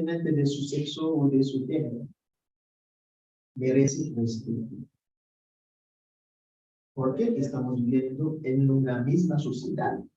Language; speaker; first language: Spanish; non-native, fluent; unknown